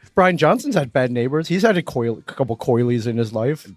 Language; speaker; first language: English; native; English